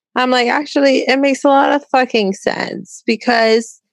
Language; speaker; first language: English; early bilingual, other home language; Spanish